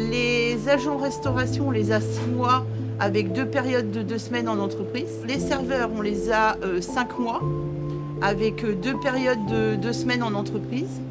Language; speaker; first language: French; native; French